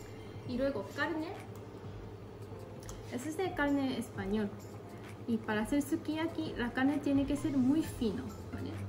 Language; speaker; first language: Spanish; non-native, fluent; Japanese